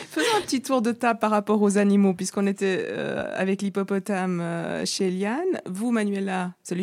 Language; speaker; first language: French; native; French